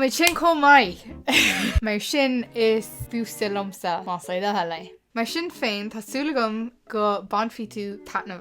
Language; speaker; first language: Irish; non-native, local second language; English